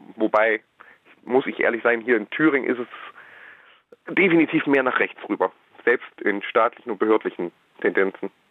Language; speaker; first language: German; native; German